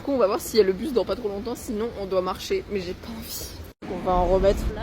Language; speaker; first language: French; native; French